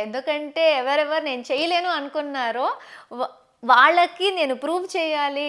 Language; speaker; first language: Telugu; non-native, local second language; Tamil